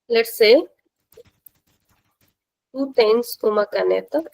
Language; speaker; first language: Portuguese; non-native, fluent; Hindi